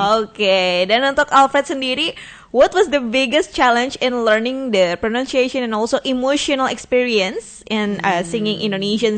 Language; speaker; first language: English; non-native, fluent; Indonesian